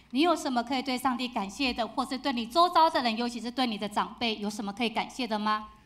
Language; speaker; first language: Chinese; native; Chinese